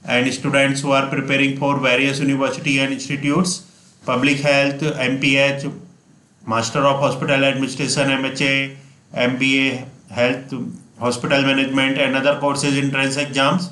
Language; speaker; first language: English; non-native, local second language; Hindi